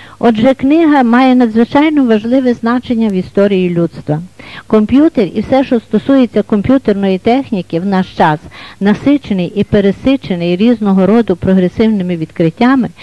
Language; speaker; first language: Ukrainian; native; Ukrainian